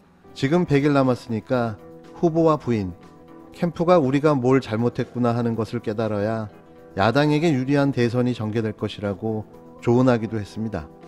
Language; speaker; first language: Korean; native; Korean